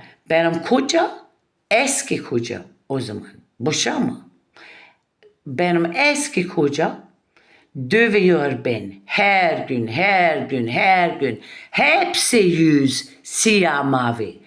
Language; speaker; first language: Turkish; non-native, learner; English